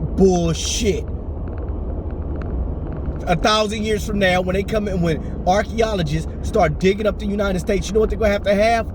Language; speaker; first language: English; native; English